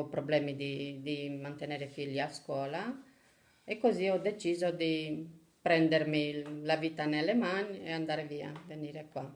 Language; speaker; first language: Italian; non-native, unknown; Romanian